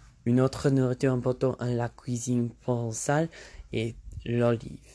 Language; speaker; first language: French; non-native, learner; English